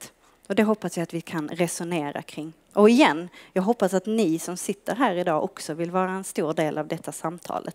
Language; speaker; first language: Swedish; native; Swedish